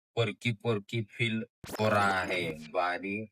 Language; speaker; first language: Hindi; non-native, local second language; Marathi